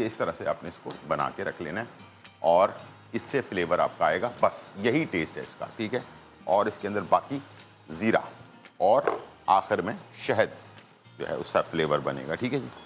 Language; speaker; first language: Urdu; non-native, local second language; Punjabi